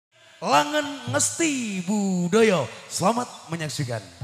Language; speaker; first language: Indonesian; non-native, local second language; Javanese